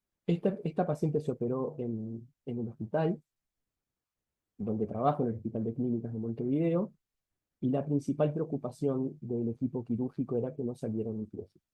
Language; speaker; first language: Spanish; native; Spanish